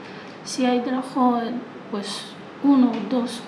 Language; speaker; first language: Spanish; non-native, learner; Chinese